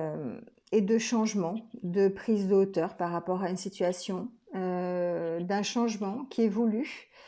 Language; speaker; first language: French; native; French